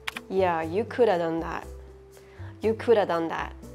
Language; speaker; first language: English; non-native, local second language; Cantonese